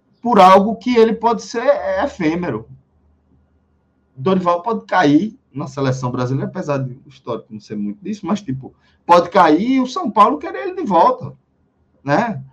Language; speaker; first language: Portuguese; native; Portuguese